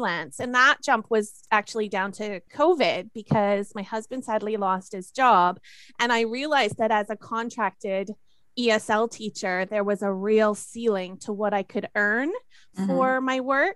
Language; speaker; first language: English; native; English